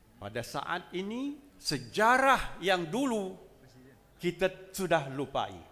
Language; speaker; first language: Malay; native; Malay